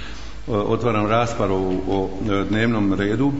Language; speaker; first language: Croatian; native; Croatian